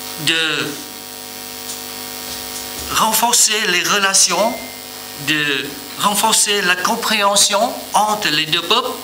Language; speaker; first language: French; non-native, learner; Vietnamese